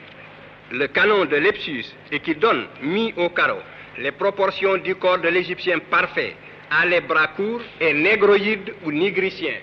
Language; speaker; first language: French; non-native, local second language; Wolof